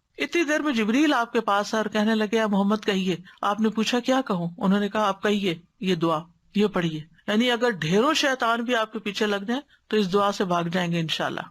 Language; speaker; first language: Urdu; native; Urdu